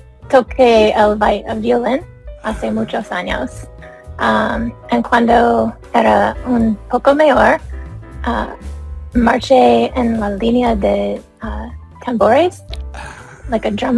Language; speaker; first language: Spanish; non-native, learner; English